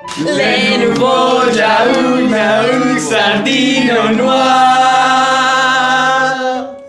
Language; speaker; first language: French; non-native, learner; Spanish